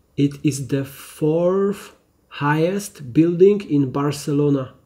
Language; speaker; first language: English; non-native, learner; Polish